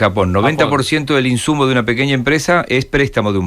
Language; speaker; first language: Spanish; native; Spanish